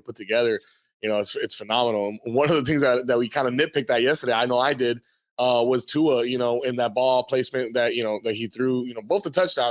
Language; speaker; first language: English; native; English